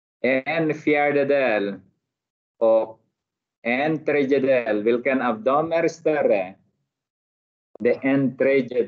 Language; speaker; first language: Swedish; non-native, learner; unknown